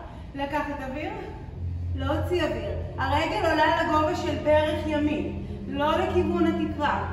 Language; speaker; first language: Hebrew; native; Hebrew